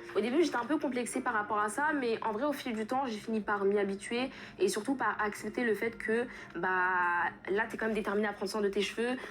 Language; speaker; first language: French; early bilingual, other home language; Fula